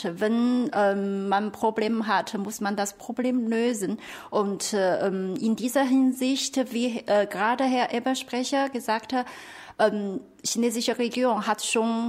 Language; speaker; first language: German; non-native, fluent; Chinese